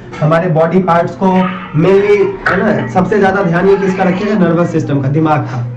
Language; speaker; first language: Hindi; native; Hindi